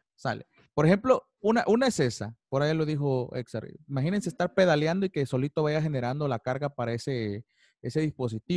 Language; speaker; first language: Spanish; native; Spanish